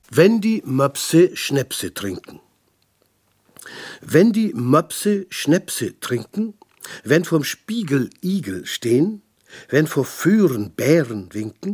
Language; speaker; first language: German; native; German